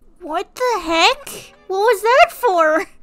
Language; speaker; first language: English; native; English